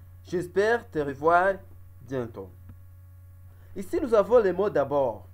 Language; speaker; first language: French; non-native, local second language; Kinyarwanda